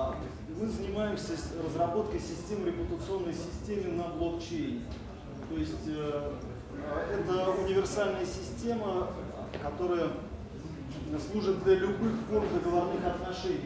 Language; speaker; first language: Russian; native; Russian